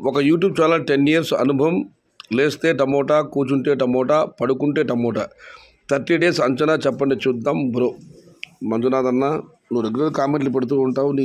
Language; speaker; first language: Telugu; non-native, local second language; Kannada